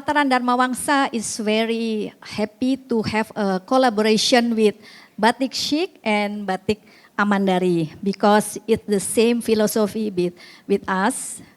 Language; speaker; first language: English; non-native, fluent; Indonesian